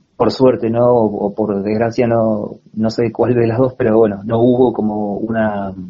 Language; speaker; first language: Spanish; native; Spanish